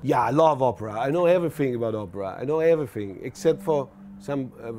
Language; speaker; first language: English; non-native, fluent; Italian